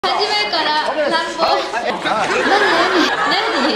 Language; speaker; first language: Japanese; non-native, fluent; Khmer